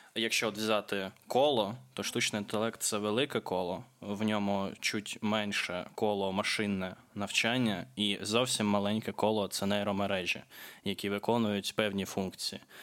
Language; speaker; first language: Ukrainian; non-native, local second language; Russian